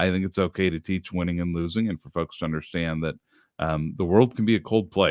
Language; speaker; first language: English; native; English